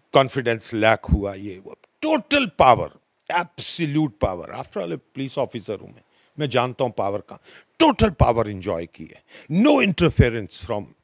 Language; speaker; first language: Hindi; non-native, local second language; Dogri